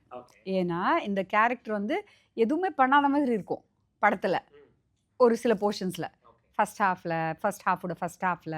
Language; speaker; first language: Tamil; native; Tamil